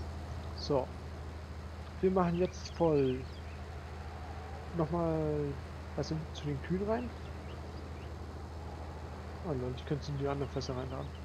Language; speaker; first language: German; native; German